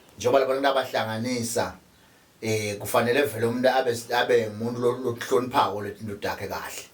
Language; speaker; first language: Zulu; non-native, local second language; Swati